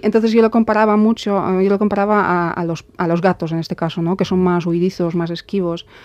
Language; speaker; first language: Spanish; non-native, fluent; Polish